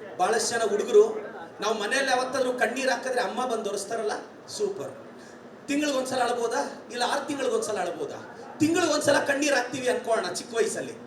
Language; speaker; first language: Kannada; native; Kannada